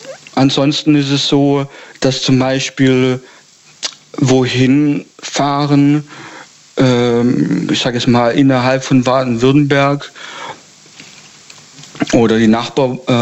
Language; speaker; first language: German; native; German